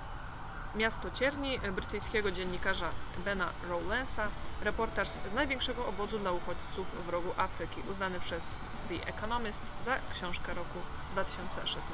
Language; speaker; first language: Polish; native; Polish